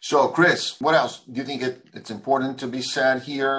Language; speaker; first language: English; non-native, fluent; Portuguese